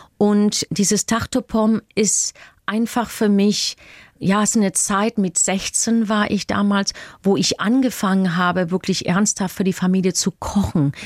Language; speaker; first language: German; non-native, fluent; English